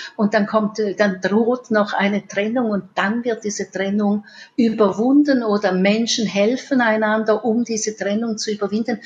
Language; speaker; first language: German; native; German